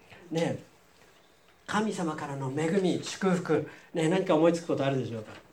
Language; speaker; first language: Japanese; native; Japanese